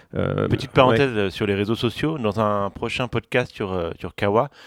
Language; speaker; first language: French; native; French